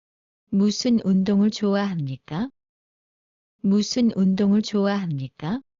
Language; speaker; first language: Korean; non-native, learner; Bangla